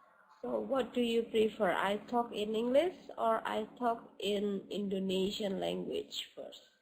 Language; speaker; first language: English; non-native, fluent; Indonesian